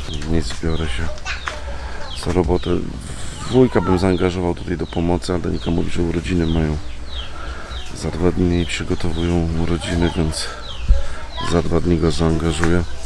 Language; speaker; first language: Polish; native; Polish